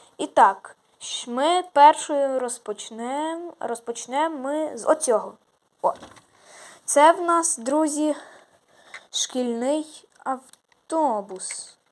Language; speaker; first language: Ukrainian; native; Ukrainian